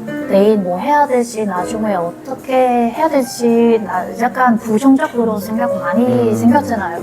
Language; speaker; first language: Korean; non-native, learner; Vietnamese